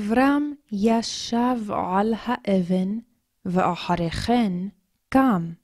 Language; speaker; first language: Hebrew; non-native, fluent; English